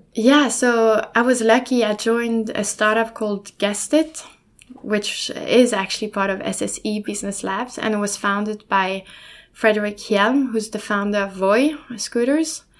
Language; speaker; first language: English; non-native, fluent; German